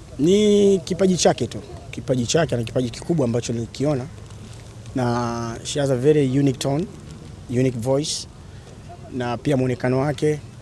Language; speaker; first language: Swahili; native; Swahili